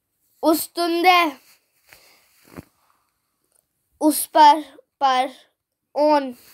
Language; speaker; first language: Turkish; non-native, fluent; Urdu